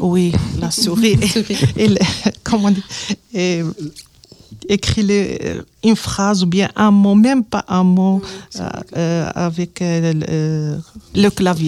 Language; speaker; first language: French; non-native, learner; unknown